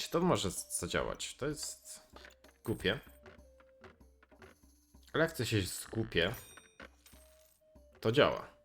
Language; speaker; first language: Polish; native; Polish